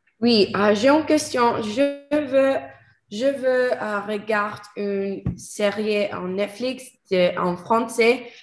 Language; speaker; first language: French; non-native, learner; English